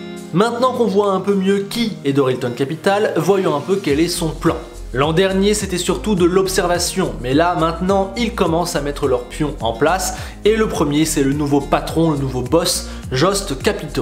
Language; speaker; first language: French; native; French